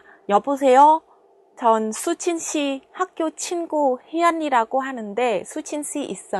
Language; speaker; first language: Korean; non-native, fluent; Vietnamese